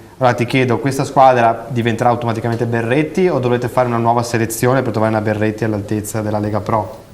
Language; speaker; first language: Italian; native; Italian